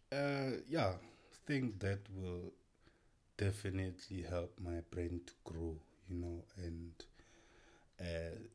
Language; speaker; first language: English; non-native, local second language; Tswana